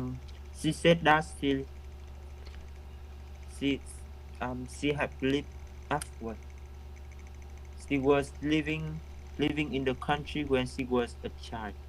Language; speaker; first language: English; non-native, learner; Vietnamese